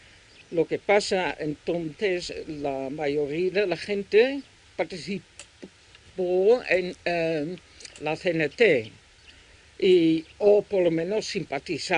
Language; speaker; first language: Spanish; non-native, fluent; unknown